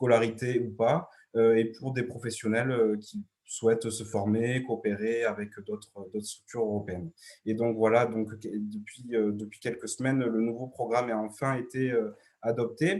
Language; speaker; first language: French; native; French